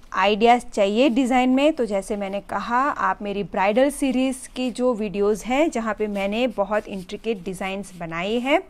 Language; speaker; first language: Hindi; non-native, local second language; Gujarati